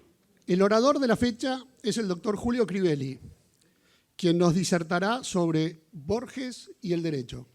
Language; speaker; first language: Spanish; native; Spanish